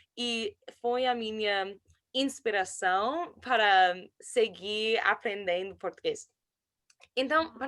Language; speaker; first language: Portuguese; non-native, learner; English